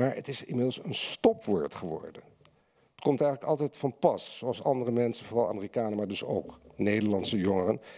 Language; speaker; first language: Dutch; native; Dutch